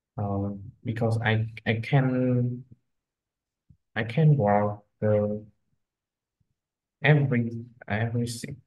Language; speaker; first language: English; non-native, learner; Vietnamese